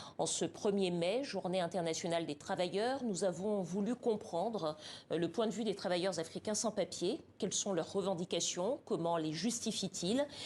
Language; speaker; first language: French; native; French